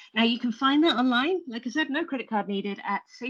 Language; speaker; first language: English; native; English